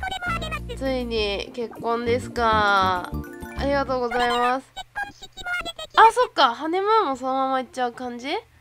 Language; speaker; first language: Japanese; native; Japanese